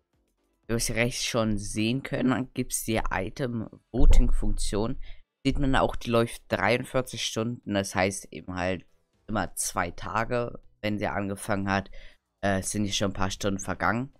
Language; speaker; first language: German; native; German